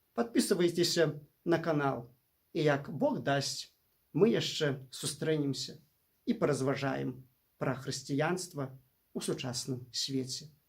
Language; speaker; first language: Belarusian; native; Belarusian